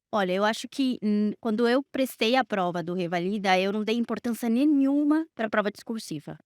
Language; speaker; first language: Portuguese; non-native, fluent; Spanish